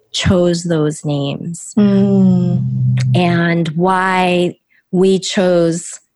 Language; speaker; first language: English; early bilingual, other home language; Korean